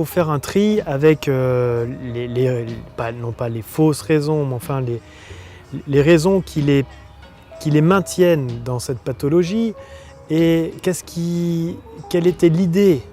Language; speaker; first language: French; native; French